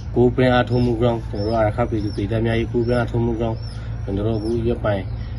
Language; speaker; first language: Burmese; non-native, local second language; Rohingya